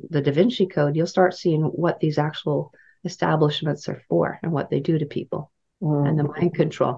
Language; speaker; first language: English; native; English